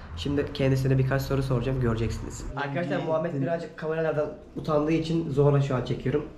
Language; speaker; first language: Turkish; native; Turkish